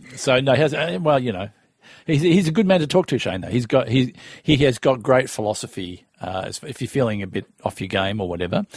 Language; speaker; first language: English; native; English